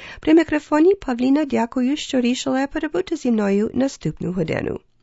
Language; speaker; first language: Ukrainian; early bilingual, other home language; English